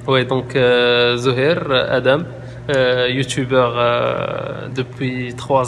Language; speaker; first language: French; non-native, local second language; Arabic